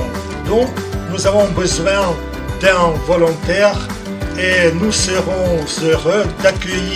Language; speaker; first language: French; non-native, fluent; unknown